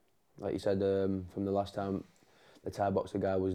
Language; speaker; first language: English; native; English